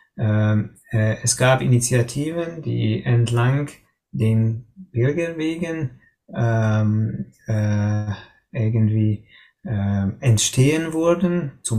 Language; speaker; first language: German; non-native, learner; Hungarian